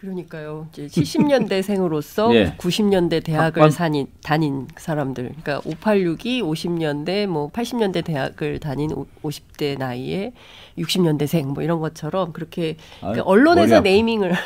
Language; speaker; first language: Korean; native; Korean